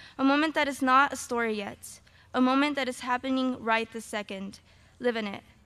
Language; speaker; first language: English; early bilingual, other home language; Spanish